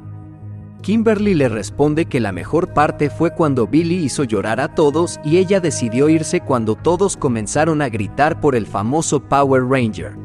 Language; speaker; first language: Spanish; native; Spanish